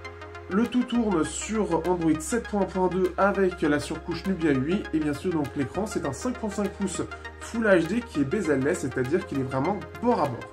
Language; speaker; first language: French; native; French